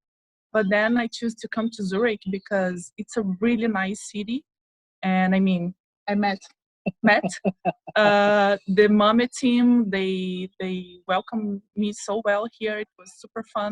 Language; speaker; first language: English; non-native, fluent; Portuguese